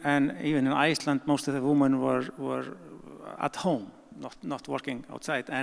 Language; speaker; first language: English; non-native, fluent; Icelandic